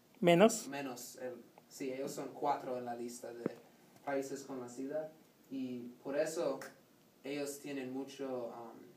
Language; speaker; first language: Spanish; non-native, learner; English